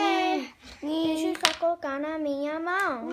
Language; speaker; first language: Portuguese; early bilingual, heritage; Portuguese